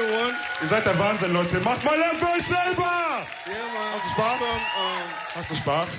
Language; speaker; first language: German; early bilingual, other home language; Wolof